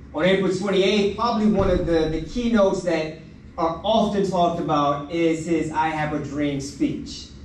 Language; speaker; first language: English; native; English